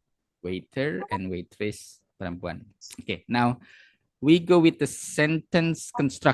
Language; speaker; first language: English; non-native, fluent; Indonesian